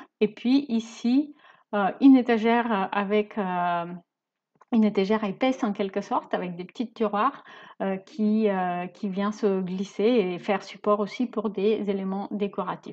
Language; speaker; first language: French; native; French